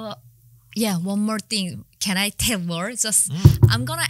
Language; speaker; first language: English; non-native, learner; Korean